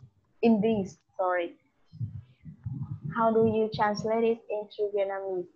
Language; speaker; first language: English; non-native, fluent; Vietnamese